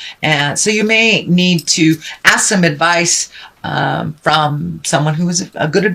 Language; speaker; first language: English; native; English